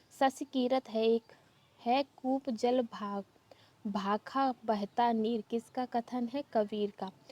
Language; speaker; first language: Hindi; native; Hindi